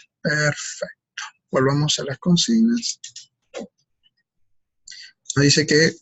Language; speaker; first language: Spanish; native; Spanish